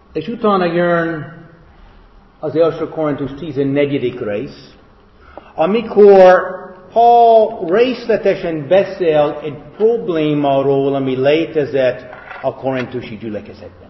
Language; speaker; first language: Hungarian; non-native, fluent; English